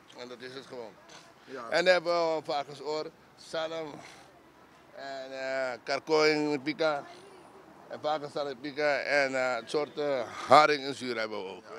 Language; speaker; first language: Dutch; non-native, local second language; Papiamento